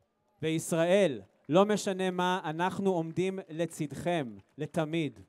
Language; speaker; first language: Hebrew; native; Hebrew